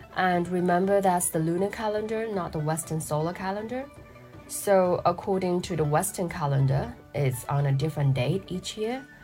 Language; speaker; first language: English; non-native, fluent; Chinese